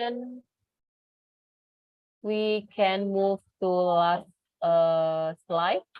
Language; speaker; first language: English; non-native, learner; Indonesian